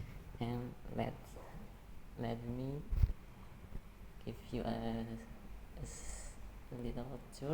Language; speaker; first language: English; non-native, learner; Indonesian